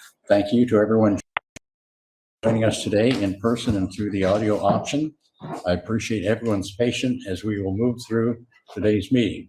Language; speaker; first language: English; native; English